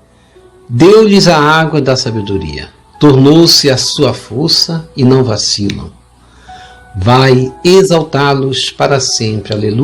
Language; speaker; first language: Portuguese; native; Portuguese